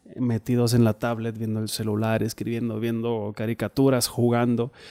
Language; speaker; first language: Spanish; non-native, fluent; German